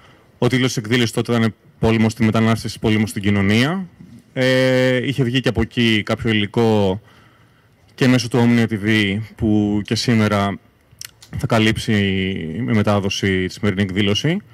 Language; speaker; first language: Greek; native; Greek